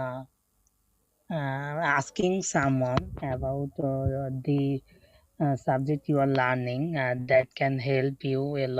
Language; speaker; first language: English; non-native, learner; Bangla